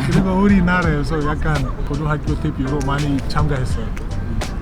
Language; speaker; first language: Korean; non-native, fluent; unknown